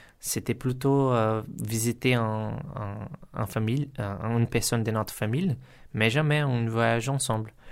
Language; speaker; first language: French; non-native, learner; Portuguese